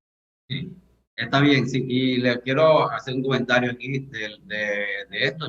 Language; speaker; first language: Spanish; native; Spanish